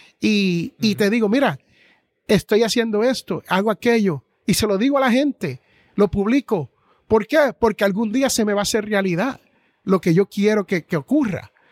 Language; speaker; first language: Spanish; native; Spanish